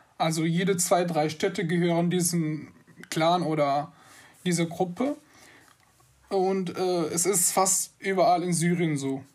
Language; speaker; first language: German; non-native, fluent; Arabic